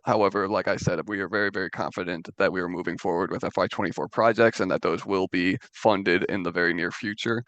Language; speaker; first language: English; native; English